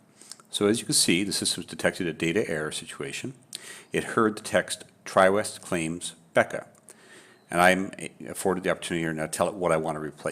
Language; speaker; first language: English; native; English